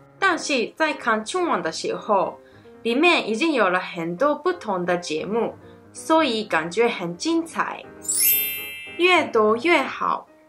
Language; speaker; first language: Chinese; non-native, fluent; Japanese